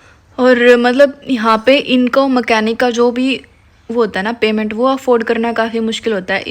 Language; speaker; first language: Hindi; native; Hindi